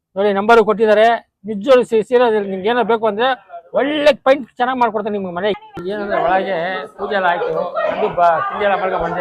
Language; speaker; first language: Kannada; non-native, local second language; Urdu